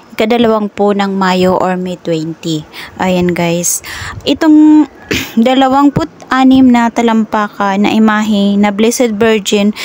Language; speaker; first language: Filipino; non-native, local second language; Bikol